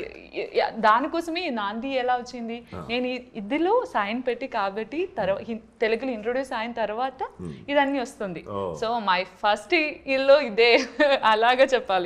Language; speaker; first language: Telugu; non-native, learner; Malayalam